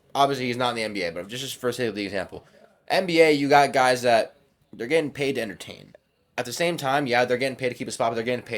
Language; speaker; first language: English; native; English